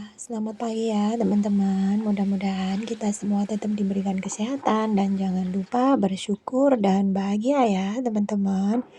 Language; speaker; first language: Indonesian; non-native, local second language; Javanese